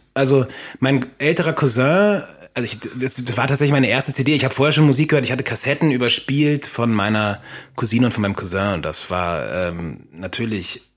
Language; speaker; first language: German; native; German